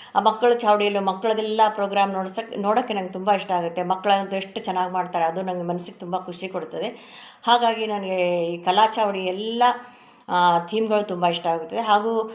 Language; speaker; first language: Kannada; native; Kannada